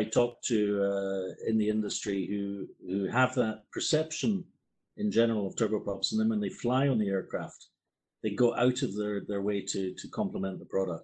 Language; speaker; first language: English; native; English